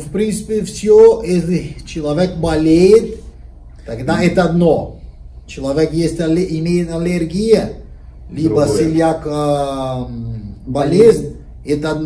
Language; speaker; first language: Russian; non-native, learner; Portuguese